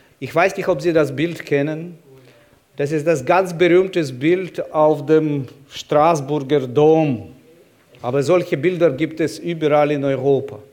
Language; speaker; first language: German; non-native, fluent; Russian